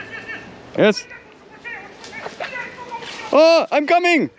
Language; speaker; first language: German; native; German